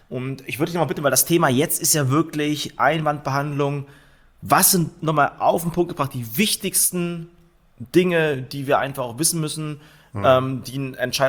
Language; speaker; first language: German; native; German